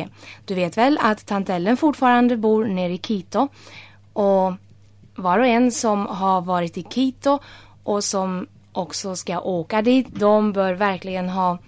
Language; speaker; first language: Swedish; native; Swedish